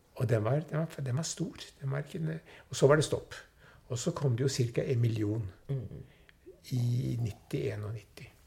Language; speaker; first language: Norwegian; early bilingual, other home language; Swedish